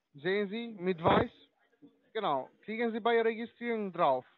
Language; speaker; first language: German; non-native, learner; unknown